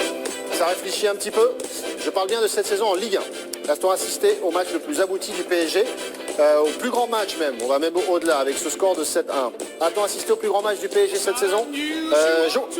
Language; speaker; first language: French; native; French